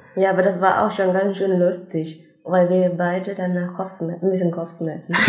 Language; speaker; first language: German; non-native, fluent; Indonesian